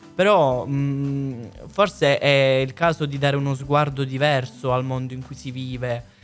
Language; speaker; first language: Italian; native; Italian